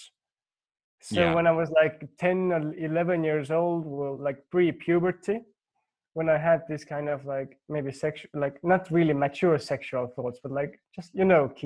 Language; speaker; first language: English; non-native, fluent; Estonian